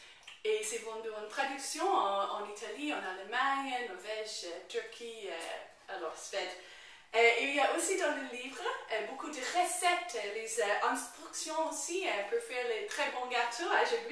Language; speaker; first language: French; non-native, learner; English